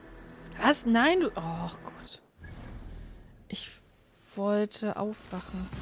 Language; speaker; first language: German; native; German